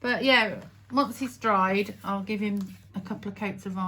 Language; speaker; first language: English; native; English